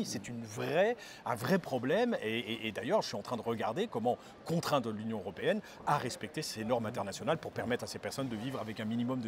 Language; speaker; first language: French; native; French